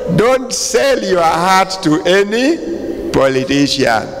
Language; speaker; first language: English; non-native, local second language; Swahili